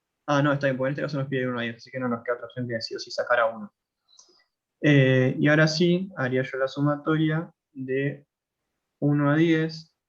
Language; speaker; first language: Spanish; native; Spanish